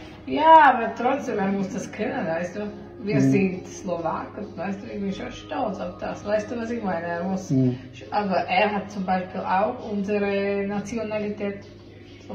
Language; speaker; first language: German; non-native, learner; Slovak